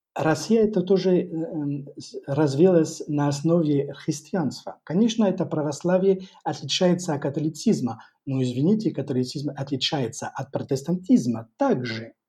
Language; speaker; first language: Russian; non-native, fluent; French